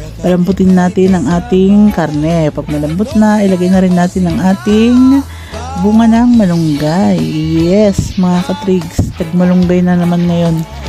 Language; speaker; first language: Filipino; non-native, local second language; Iloko